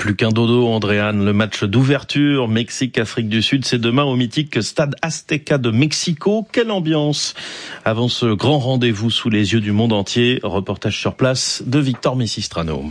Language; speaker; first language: French; native; French